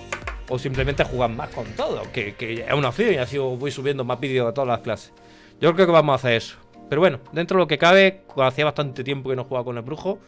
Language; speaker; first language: Spanish; native; Spanish